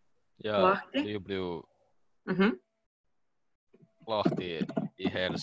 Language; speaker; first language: Russian; non-native, learner; Finnish